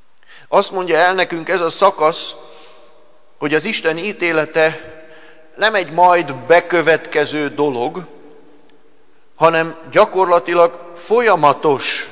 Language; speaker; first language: Hungarian; native; Hungarian